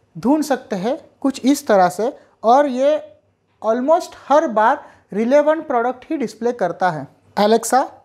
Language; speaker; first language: Hindi; non-native, local second language; Marathi